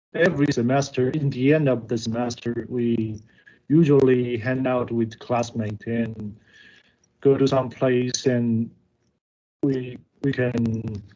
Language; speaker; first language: English; non-native, learner; Chinese